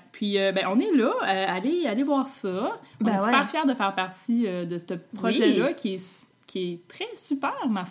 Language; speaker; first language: French; native; French